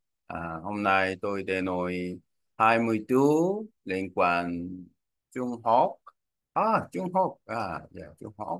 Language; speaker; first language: Vietnamese; non-native, learner; Korean